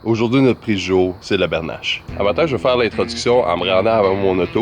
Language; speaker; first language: French; native; French